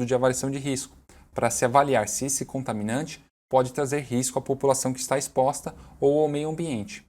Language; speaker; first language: Portuguese; native; Portuguese